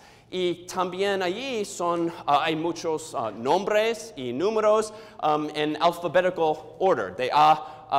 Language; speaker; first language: Spanish; non-native, learner; English